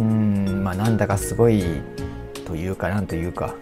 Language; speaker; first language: Japanese; native; Japanese